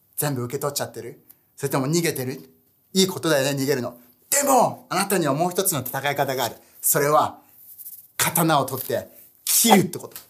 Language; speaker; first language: Japanese; early bilingual, heritage; Japanese